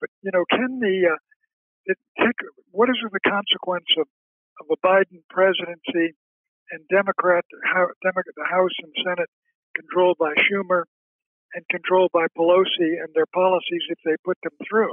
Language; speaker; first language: English; native; English